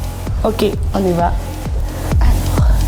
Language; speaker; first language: French; native; French